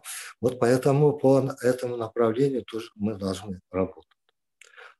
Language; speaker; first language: Russian; non-native, local second language; Kyrgyz